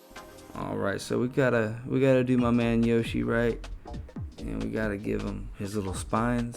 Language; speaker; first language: English; native; English